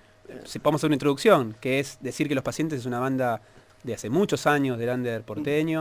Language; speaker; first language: Spanish; native; Spanish